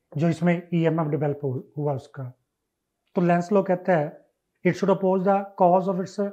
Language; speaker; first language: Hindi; non-native, local second language; Punjabi